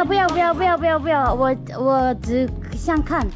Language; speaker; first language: Chinese; non-native, learner; Korean